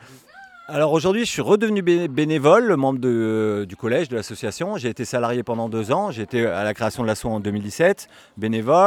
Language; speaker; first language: French; native; French